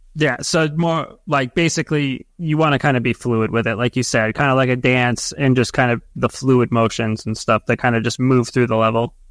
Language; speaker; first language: English; native; English